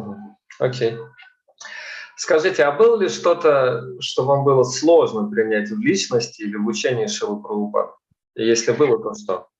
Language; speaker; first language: Russian; native; Russian